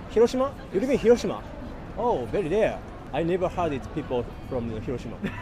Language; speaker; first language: English; non-native, learner; Japanese